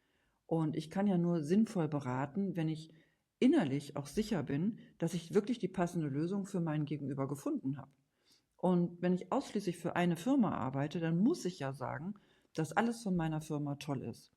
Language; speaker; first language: German; native; German